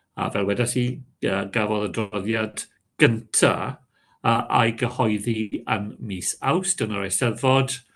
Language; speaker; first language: Welsh; non-native, local second language; English